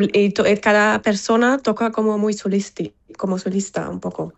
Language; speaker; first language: Spanish; non-native, fluent; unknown